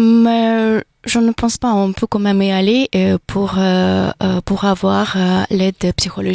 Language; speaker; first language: French; non-native, fluent; Ukrainian